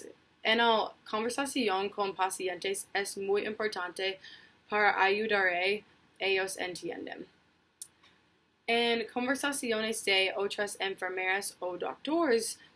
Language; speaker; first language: Spanish; non-native, learner; English